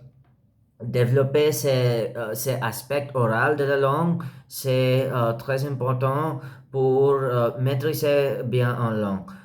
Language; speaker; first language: French; non-native, learner; English